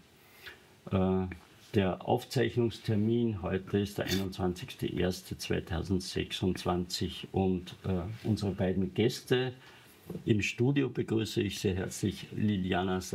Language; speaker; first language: German; native; German